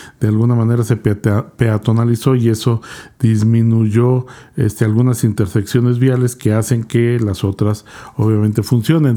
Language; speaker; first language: Spanish; native; Spanish